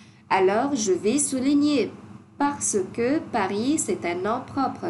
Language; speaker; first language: French; non-native, fluent; Arabic